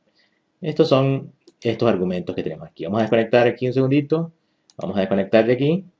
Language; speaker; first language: Spanish; native; Spanish